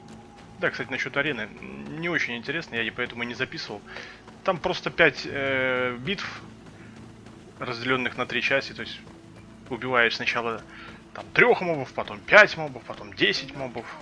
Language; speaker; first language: Russian; native; Russian